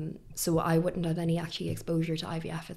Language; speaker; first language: English; native; English